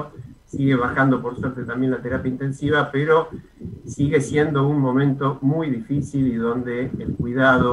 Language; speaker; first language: Spanish; native; Spanish